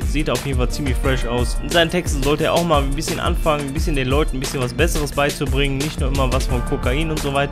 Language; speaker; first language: German; native; German